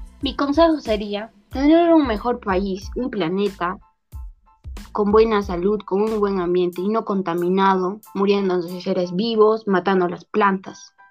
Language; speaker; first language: Spanish; native; Spanish